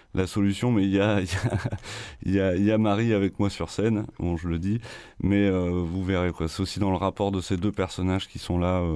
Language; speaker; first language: French; native; French